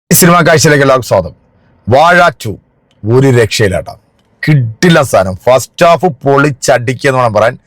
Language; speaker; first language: Malayalam; native; Malayalam